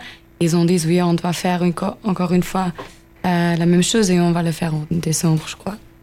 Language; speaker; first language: French; non-native, fluent; German